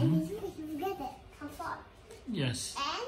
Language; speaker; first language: English; non-native, learner; Indonesian